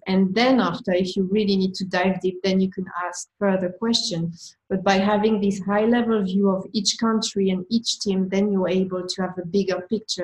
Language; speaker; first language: English; non-native, fluent; French